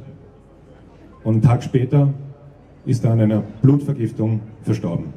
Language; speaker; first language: German; native; German